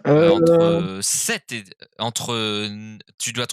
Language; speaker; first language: French; native; French